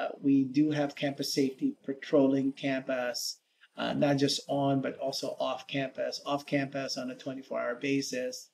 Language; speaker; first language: English; native; English